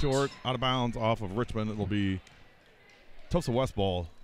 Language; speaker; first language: English; native; English